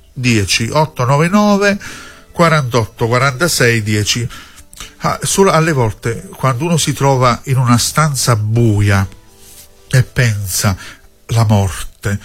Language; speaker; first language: Italian; native; Italian